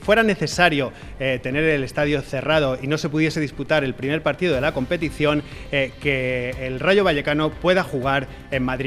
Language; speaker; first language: Spanish; native; Spanish